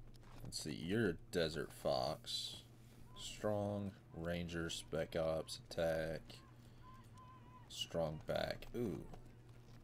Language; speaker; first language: English; native; English